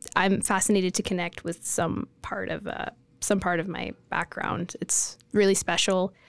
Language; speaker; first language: English; native; English